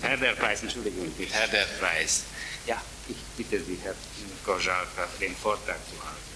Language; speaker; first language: German; non-native, fluent; Italian